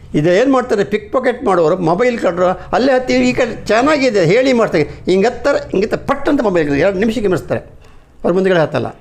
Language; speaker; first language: Kannada; native; Kannada